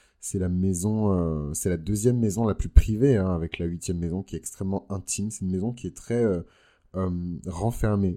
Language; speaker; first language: French; native; French